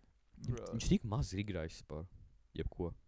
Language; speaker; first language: Latvian; native; Latvian